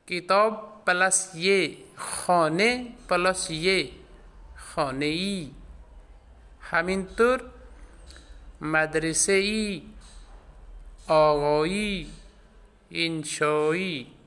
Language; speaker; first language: Persian; non-native, fluent; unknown